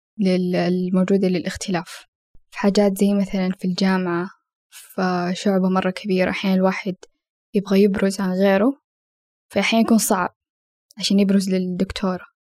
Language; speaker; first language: Arabic; native; Arabic